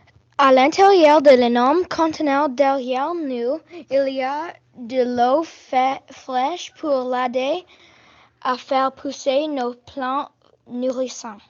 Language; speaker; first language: French; non-native, learner; English